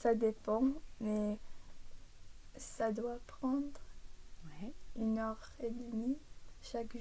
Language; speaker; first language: French; early bilingual, heritage; English